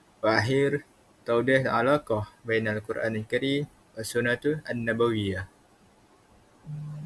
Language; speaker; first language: Arabic; non-native, learner; Malay